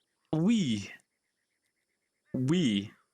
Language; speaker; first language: French; native; French